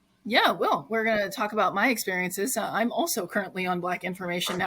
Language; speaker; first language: English; native; English